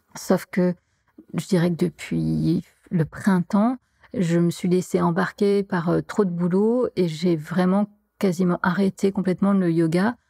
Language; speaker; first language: French; native; French